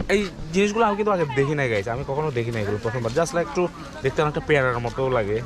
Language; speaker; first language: Bangla; non-native, local second language; Chakma